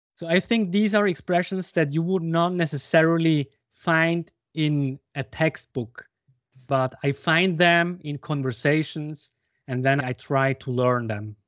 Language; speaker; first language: English; non-native, fluent; Swiss German